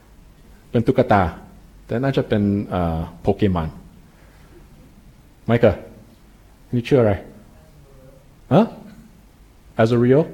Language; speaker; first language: Thai; non-native, fluent; English